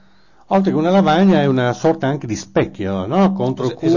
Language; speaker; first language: Italian; native; Italian